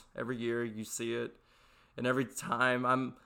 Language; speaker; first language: English; native; English